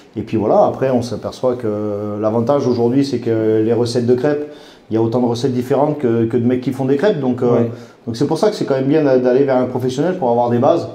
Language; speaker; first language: French; native; French